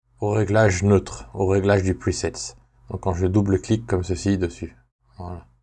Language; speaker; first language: French; native; French